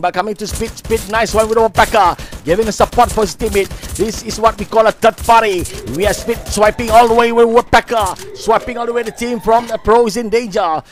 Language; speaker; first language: English; non-native, local second language; Malay